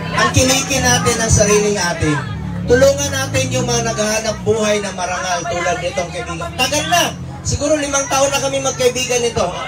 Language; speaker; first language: Filipino; non-native, local second language; Cebuano